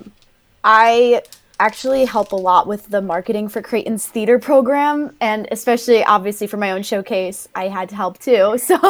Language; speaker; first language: English; native; English